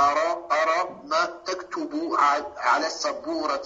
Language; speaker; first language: Arabic; non-native, learner; French